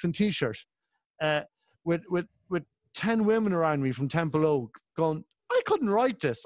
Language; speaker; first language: English; native; English